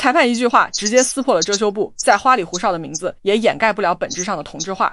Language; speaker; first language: Chinese; native; Chinese